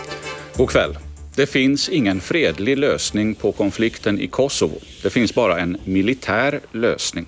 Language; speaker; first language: Swedish; native; Swedish